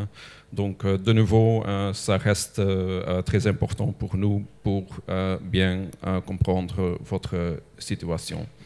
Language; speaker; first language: French; non-native, local second language; Dutch